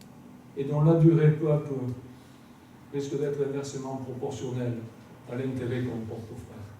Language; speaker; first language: French; native; French